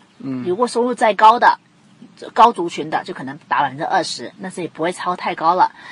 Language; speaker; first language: Chinese; non-native, local second language; Cantonese